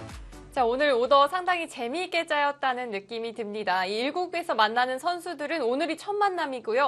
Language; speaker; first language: Korean; native; Korean